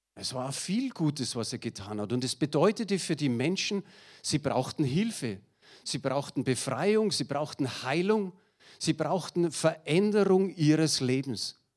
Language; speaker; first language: German; native; German